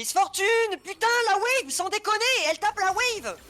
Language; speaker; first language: French; native; French